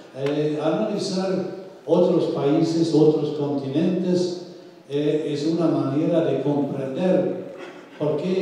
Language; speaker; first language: Spanish; non-native, fluent; Swedish